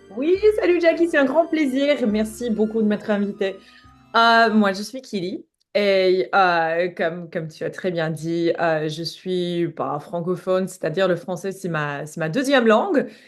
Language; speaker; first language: French; non-native, fluent; English